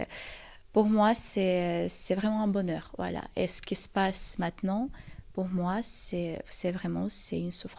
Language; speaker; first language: French; non-native, fluent; Ukrainian